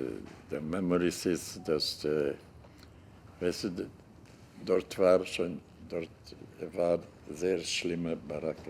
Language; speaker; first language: German; non-native, learner; Hungarian